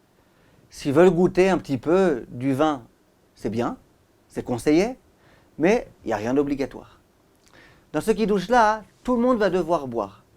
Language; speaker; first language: French; native; French